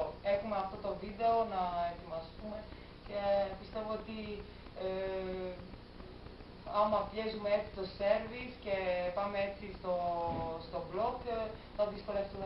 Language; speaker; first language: Greek; non-native, fluent; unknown